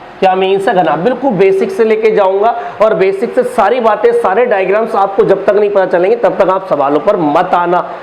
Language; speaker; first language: Hindi; native; Hindi